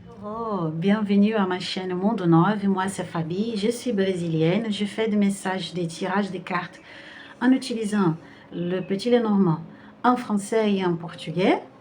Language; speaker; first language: French; non-native, fluent; Portuguese